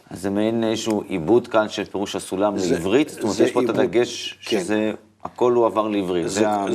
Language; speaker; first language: Hebrew; native; Hebrew